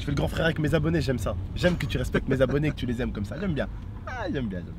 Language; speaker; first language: French; native; French